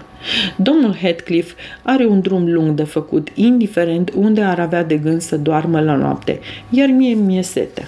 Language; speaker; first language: Romanian; native; Romanian